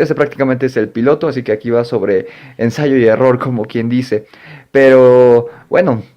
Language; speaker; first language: Spanish; native; Spanish